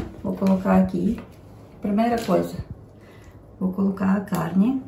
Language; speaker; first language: Portuguese; non-native, fluent; Ukrainian